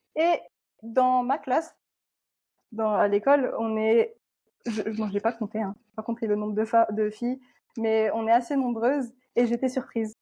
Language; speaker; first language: French; non-native, local second language; Wolof